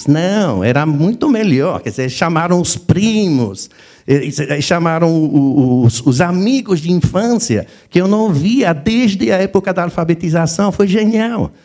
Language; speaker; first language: Portuguese; non-native, fluent; French